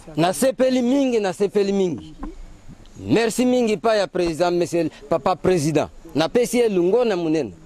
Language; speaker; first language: Lingala; non-native, local second language; Kituba (Democratic Republic of Congo)